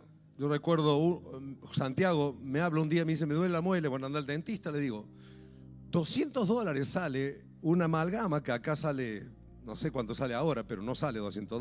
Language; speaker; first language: Spanish; native; Spanish